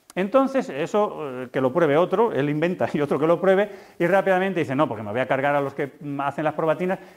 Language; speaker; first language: Spanish; native; Spanish